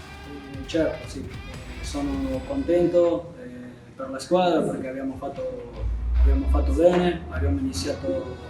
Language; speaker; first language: Italian; non-native, learner; Spanish